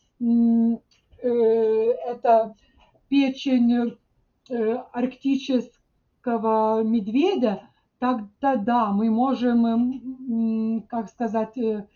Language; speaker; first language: Russian; non-native, fluent; Lithuanian